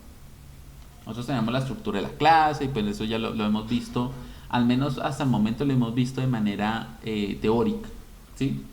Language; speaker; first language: Spanish; native; Spanish